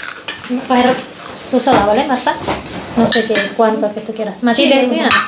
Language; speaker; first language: Spanish; non-native, learner; Indonesian